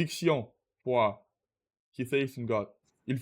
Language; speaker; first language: French; non-native, learner; Russian